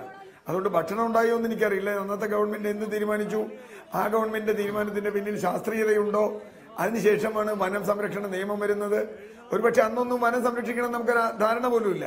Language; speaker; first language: Malayalam; native; Malayalam